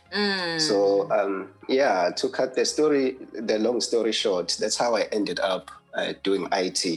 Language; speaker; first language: English; non-native, local second language; Zulu